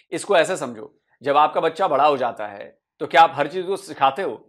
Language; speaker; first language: Hindi; native; Hindi